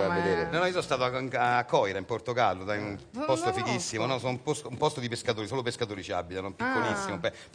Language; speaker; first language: Italian; native; Italian